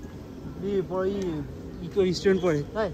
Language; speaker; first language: Chinese; non-native, learner; Bangla